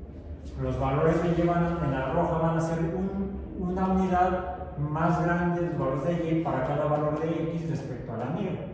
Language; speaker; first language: Spanish; native; Spanish